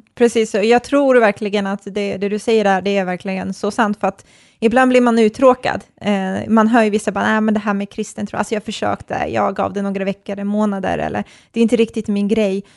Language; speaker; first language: Swedish; early bilingual, other home language; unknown